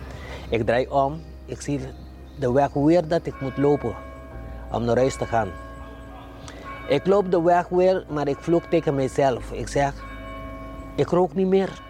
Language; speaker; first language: Dutch; non-native, local second language; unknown